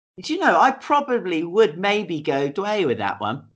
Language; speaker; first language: English; native; English